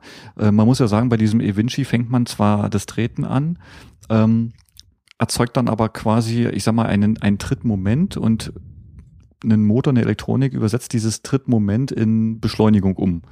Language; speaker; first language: German; native; German